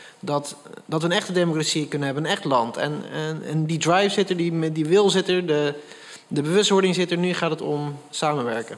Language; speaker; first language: Dutch; native; Dutch